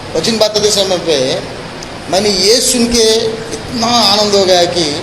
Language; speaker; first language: Hindi; non-native, local second language; Telugu